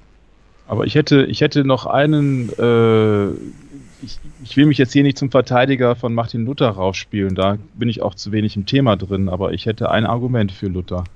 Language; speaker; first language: German; native; German